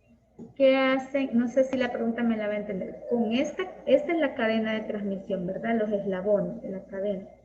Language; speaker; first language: Spanish; native; Spanish